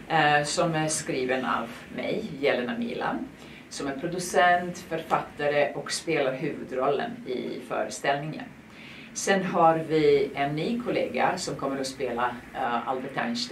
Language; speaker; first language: Swedish; non-native, fluent; Serbian